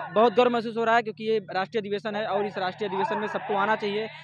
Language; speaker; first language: Hindi; native; Hindi